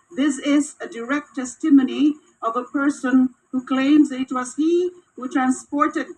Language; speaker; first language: English; non-native, local second language; Filipino